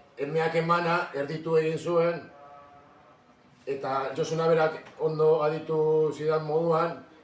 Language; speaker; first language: Basque; non-native, local second language; Spanish